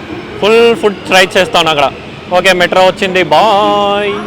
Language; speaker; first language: Telugu; non-native, learner; Kannada